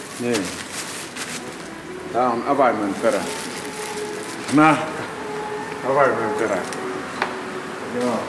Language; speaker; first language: Finnish; non-native, learner; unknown